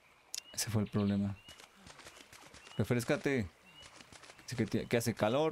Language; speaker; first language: Spanish; native; Spanish